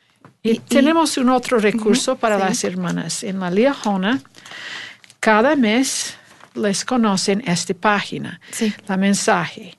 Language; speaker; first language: Spanish; non-native, learner; English